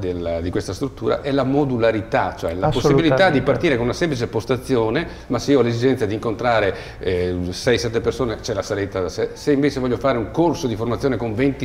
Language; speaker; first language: Italian; native; Italian